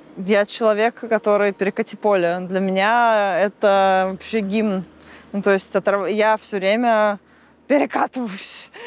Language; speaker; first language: Russian; native; Russian